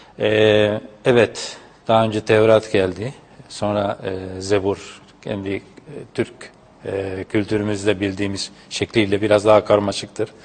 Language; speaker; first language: Turkish; non-native, fluent; Spanish